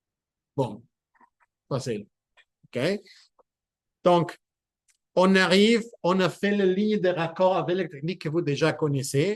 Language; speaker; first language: French; non-native, fluent; Spanish